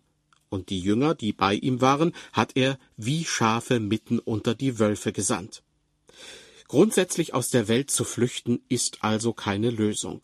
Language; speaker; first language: German; native; German